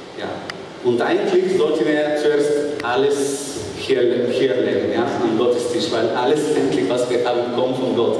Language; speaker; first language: German; non-native, fluent; Bulgarian